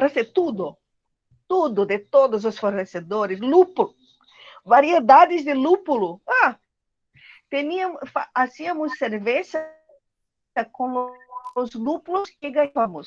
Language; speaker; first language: Portuguese; non-native, learner; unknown